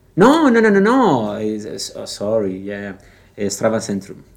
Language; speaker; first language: English; non-native, learner; Spanish